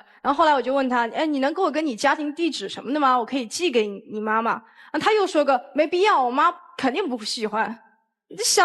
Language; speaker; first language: Chinese; native; Chinese